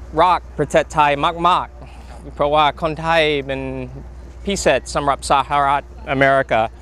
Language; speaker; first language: Thai; non-native, fluent; English